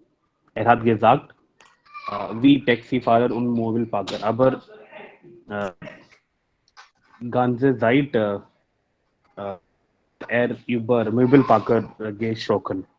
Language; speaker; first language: German; non-native, learner; Hindi